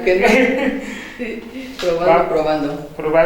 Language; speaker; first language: Spanish; native; Spanish